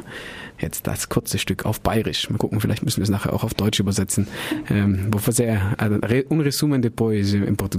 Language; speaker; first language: German; native; German